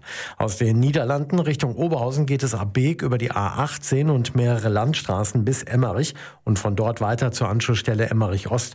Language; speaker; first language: German; native; German